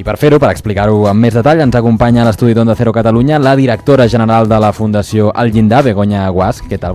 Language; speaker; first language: Catalan; native; Catalan